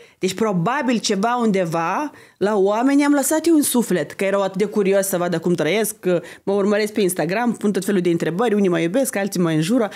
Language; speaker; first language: Romanian; non-native, fluent; Lithuanian